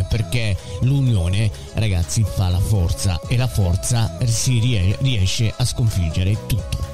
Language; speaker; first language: Italian; native; Italian